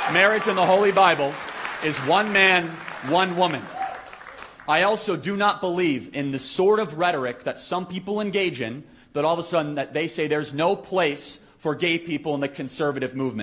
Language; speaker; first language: English; native; English